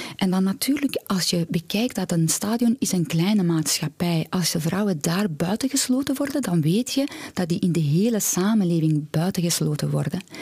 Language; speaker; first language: Dutch; non-native, fluent; Persian